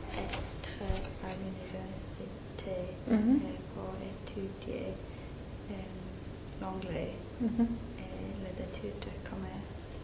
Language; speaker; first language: French; non-native, learner; English